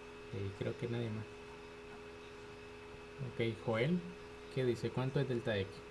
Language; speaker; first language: Spanish; native; Spanish